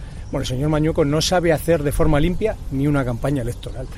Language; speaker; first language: Spanish; native; Spanish